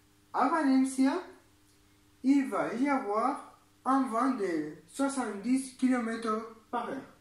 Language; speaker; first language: French; non-native, learner; Spanish